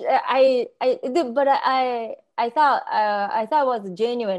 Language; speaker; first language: English; non-native, learner; Japanese